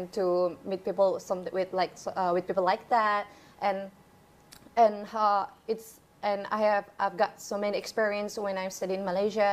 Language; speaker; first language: English; non-native, fluent; Indonesian